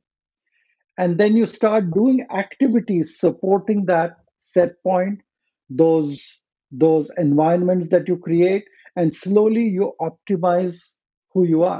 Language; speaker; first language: English; non-native, local second language; Marathi